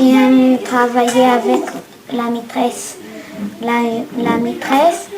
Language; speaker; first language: French; early bilingual, other home language; Albanian